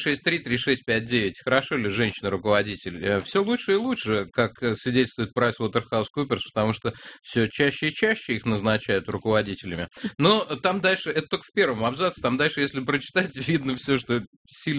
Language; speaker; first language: Russian; native; Russian